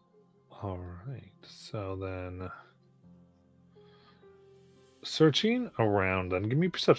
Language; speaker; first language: English; native; English